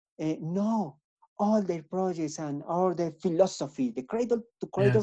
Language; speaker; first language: English; non-native, learner; Spanish